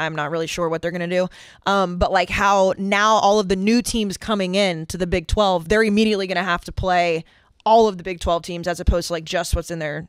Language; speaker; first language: English; native; English